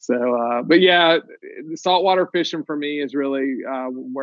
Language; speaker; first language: English; native; English